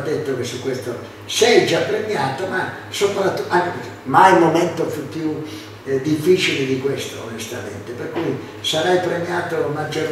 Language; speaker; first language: Italian; native; Italian